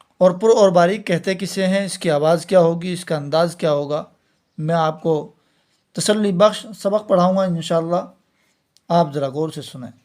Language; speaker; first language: Urdu; native; Urdu